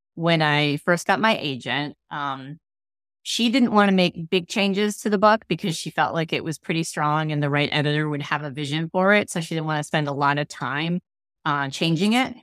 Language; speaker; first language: English; native; English